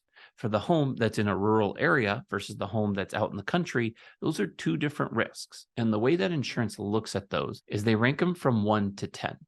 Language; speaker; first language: English; native; English